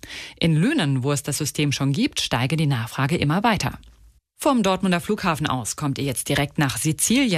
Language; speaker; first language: German; native; German